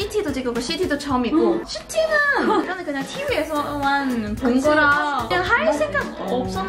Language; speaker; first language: Korean; non-native, fluent; Cantonese